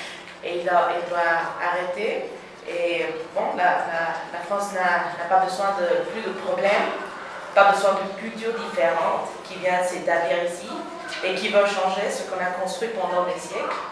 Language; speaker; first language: French; non-native, learner; Spanish